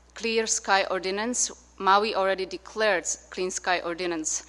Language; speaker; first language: English; non-native, fluent; Czech